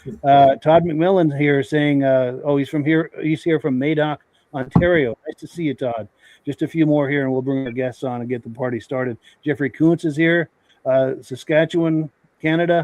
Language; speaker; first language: English; native; English